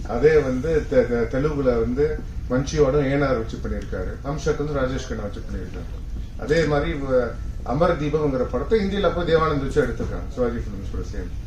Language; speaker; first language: Tamil; native; Tamil